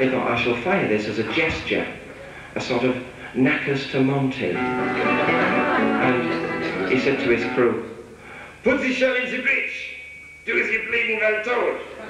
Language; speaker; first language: English; native; English